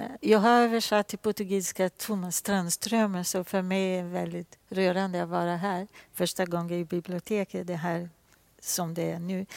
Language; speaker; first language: Swedish; non-native, fluent; Portuguese